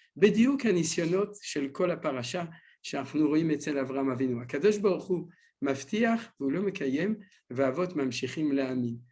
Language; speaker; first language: Hebrew; non-native, fluent; French